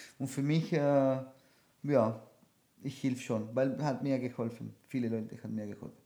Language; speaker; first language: German; non-native, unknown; Spanish